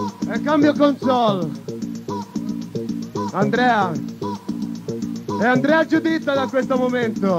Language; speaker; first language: Italian; native; Italian